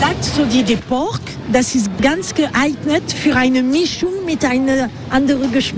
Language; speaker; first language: German; non-native, learner; French